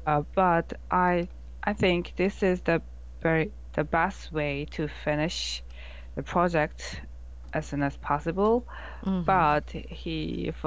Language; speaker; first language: English; non-native, learner; Korean